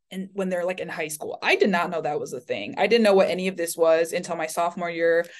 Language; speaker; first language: English; early bilingual, other home language; Chinese